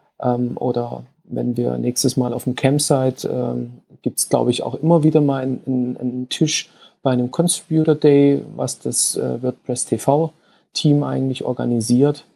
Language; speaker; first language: German; native; German